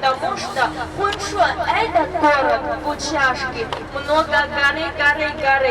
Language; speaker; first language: Russian; non-native, learner; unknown